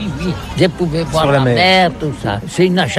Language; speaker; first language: French; non-native, learner; Catalan